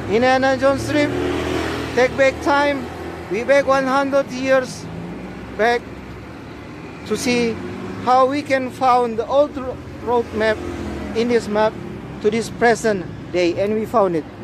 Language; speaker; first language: English; non-native, learner; Indonesian